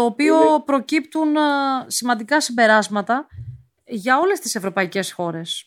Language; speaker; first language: Greek; native; Greek